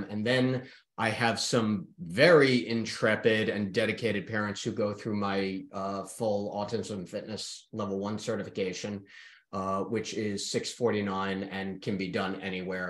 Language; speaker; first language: English; native; English